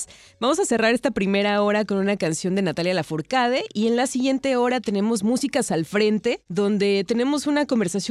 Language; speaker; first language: Spanish; native; Spanish